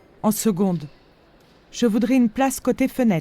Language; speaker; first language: French; native; French